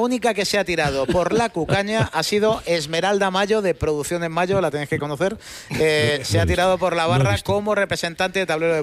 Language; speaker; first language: Spanish; native; Spanish